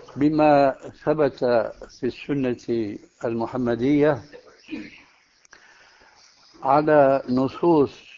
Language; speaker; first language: Arabic; early bilingual, other home language; Albanian